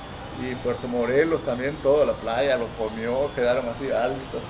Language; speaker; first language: Spanish; native; Spanish